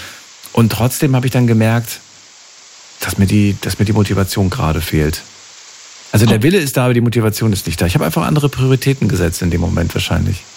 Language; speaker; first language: German; native; German